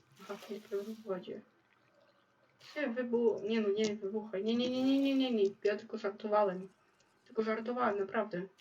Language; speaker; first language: Polish; native; Polish